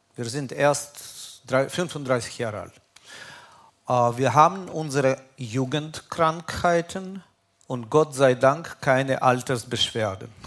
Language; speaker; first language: German; non-native, fluent; Russian